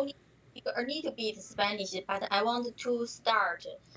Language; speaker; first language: English; non-native, learner; Chinese